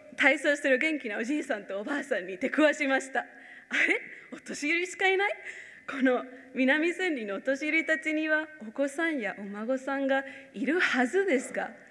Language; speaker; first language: Japanese; non-native, fluent; Spanish